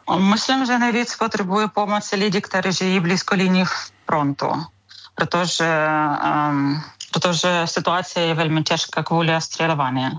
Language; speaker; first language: Czech; non-native, learner; Ukrainian